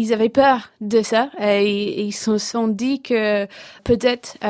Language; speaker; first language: French; non-native, fluent; English